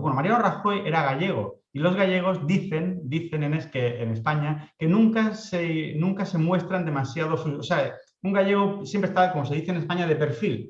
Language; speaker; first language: Spanish; native; Spanish